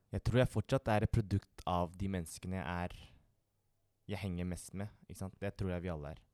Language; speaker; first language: Norwegian; early bilingual, other home language; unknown